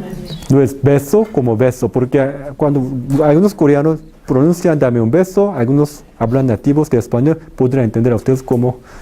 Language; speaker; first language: Spanish; non-native, fluent; Korean